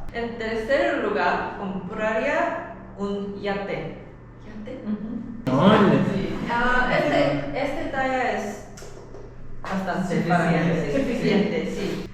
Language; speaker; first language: Spanish; non-native, learner; Korean